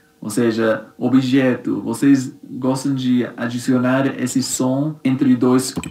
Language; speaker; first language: Portuguese; non-native, fluent; English